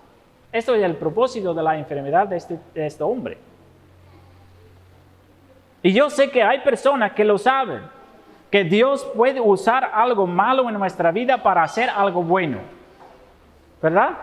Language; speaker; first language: Spanish; non-native, fluent; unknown